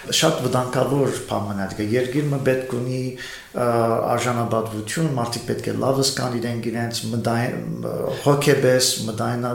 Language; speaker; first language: Armenian; native; Armenian